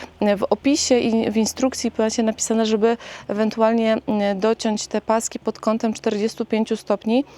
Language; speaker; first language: Polish; native; Polish